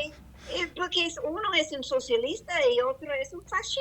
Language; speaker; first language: Spanish; non-native, learner; English